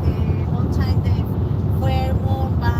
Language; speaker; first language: English; non-native, learner; Spanish